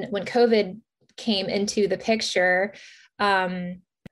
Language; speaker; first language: English; native; English